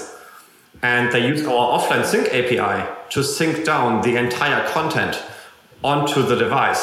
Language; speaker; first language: English; non-native, fluent; German